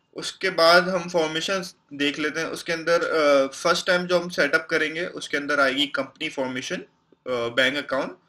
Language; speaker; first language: Hindi; non-native, local second language; Punjabi